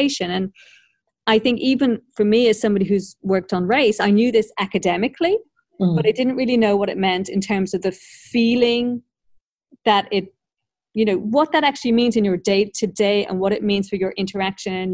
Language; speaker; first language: English; native; English